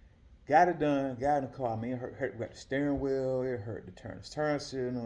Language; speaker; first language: English; native; English